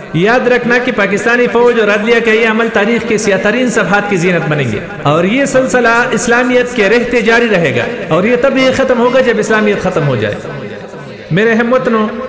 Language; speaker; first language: Urdu; non-native, local second language; Pashto